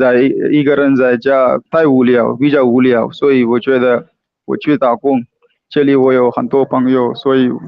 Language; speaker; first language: Chinese; non-native, learner; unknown